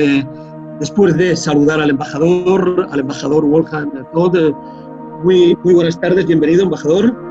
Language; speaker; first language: Spanish; native; Spanish